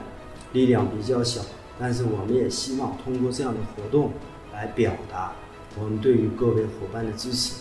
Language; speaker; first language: Chinese; native; Chinese